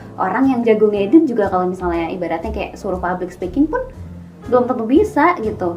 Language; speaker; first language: Indonesian; native; Indonesian